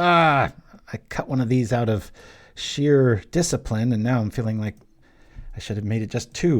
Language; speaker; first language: English; native; English